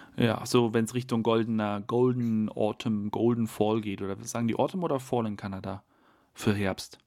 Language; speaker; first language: German; native; German